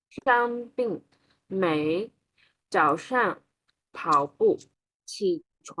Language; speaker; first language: Chinese; non-native, learner; Burmese